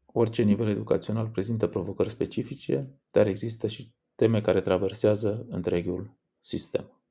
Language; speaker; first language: Romanian; native; Romanian